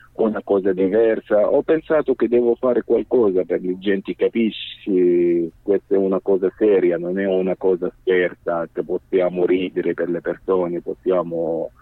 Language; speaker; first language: Italian; non-native, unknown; Arabic